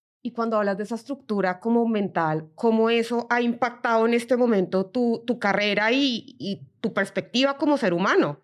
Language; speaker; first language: Spanish; native; Spanish